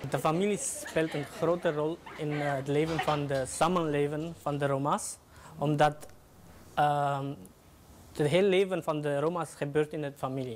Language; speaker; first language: Dutch; non-native, fluent; Romany